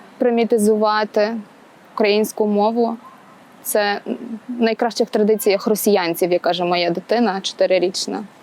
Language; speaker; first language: Ukrainian; native; Ukrainian